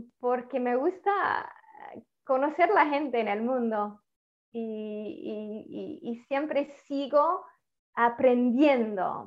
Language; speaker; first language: Spanish; non-native, fluent; Italian